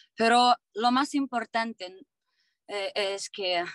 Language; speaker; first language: Spanish; non-native, learner; Ukrainian